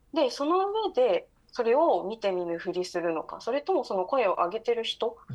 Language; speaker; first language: Japanese; native; Japanese